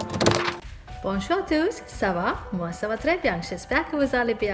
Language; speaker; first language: French; non-native, fluent; English